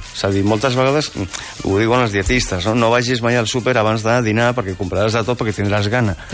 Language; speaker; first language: Catalan; non-native, local second language; Spanish